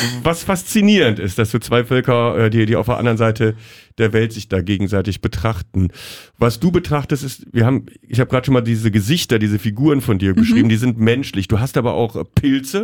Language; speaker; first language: German; native; German